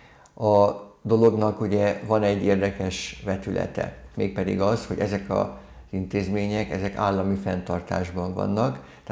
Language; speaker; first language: Hungarian; native; Hungarian